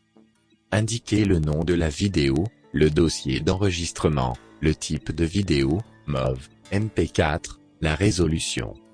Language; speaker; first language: French; native; French